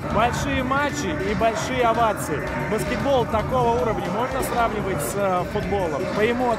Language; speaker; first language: Russian; native; Russian